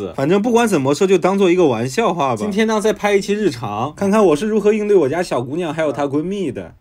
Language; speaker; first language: Chinese; native; Chinese